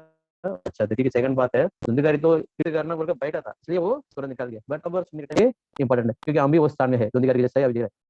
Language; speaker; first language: Hindi; non-native, local second language; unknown